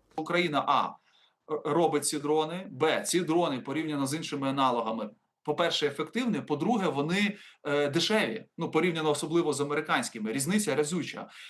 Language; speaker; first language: Ukrainian; native; Ukrainian